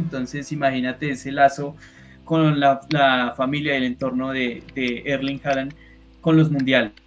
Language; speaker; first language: Spanish; native; Spanish